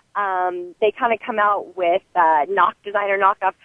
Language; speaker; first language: English; native; English